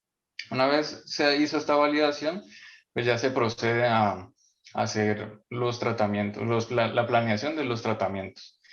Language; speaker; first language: Spanish; native; Spanish